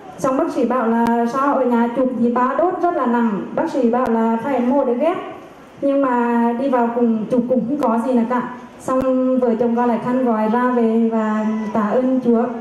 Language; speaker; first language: Vietnamese; native; Vietnamese